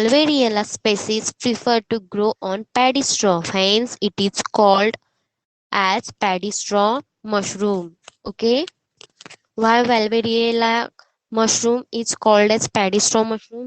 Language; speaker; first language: English; non-native, local second language; Hindi